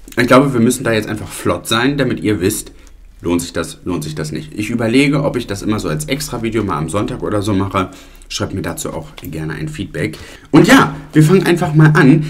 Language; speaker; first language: German; early bilingual, other home language; Italian